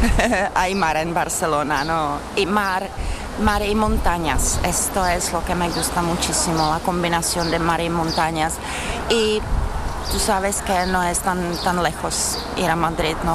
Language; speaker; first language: Spanish; non-native, learner; Czech